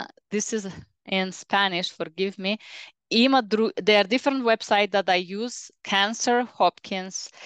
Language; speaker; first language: English; non-native, fluent; Bulgarian